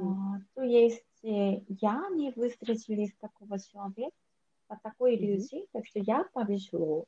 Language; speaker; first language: Russian; non-native, learner; Korean